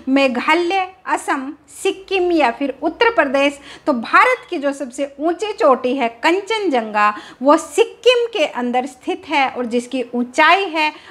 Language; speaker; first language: Hindi; native; Hindi